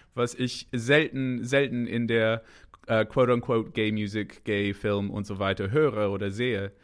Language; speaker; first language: German; non-native, fluent; English